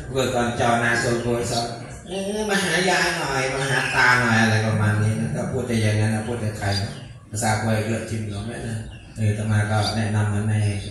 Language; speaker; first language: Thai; non-native, local second language; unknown